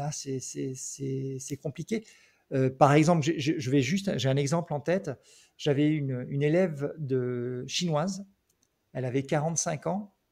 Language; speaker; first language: French; native; French